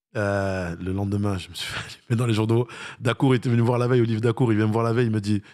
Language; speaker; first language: French; native; French